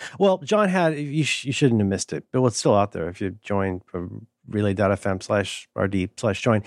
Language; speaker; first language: English; native; English